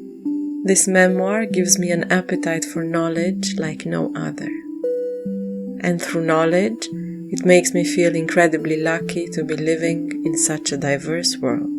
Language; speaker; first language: English; non-native, fluent; French